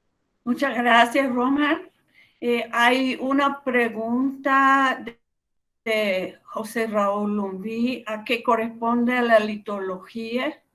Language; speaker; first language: Spanish; non-native, fluent; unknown